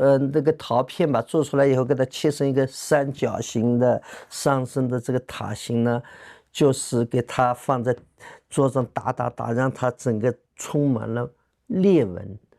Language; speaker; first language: Chinese; native; Chinese